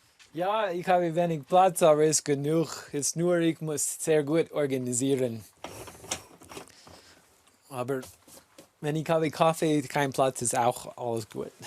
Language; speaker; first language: German; non-native, learner; English